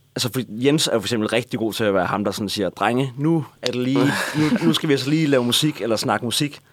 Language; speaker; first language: Danish; native; Danish